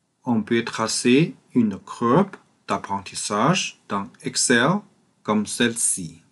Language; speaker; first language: French; non-native, learner; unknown